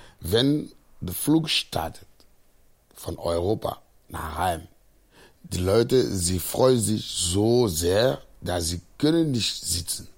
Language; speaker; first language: German; non-native, fluent; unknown